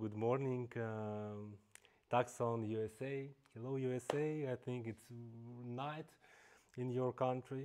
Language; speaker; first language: English; non-native, fluent; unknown